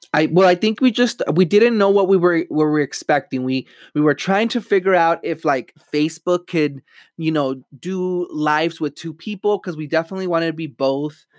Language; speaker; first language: English; early bilingual, other home language; Spanish